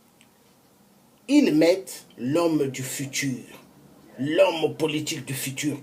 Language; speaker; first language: French; non-native, local second language; Kongo